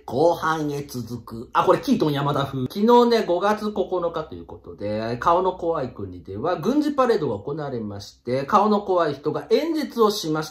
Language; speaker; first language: Japanese; native; Japanese